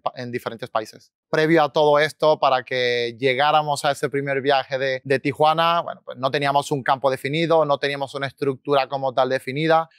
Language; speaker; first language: Spanish; native; Spanish